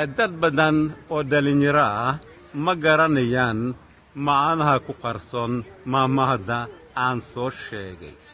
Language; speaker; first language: Somali; non-native, fluent; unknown